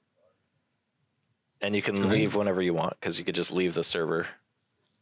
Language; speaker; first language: English; native; English